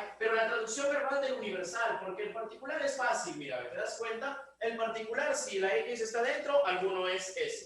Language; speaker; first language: Spanish; native; Spanish